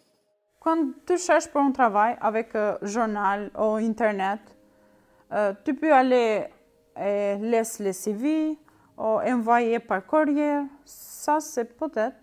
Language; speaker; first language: French; non-native, learner; Albanian